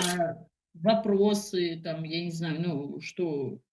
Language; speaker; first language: Russian; native; Russian